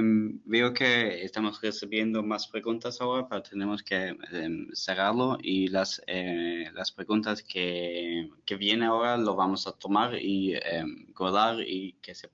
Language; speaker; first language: Spanish; non-native, fluent; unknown